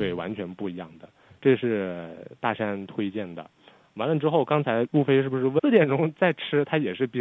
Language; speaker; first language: Chinese; native; Chinese